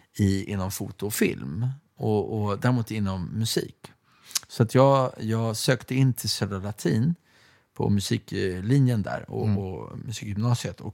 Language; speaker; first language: Swedish; native; Swedish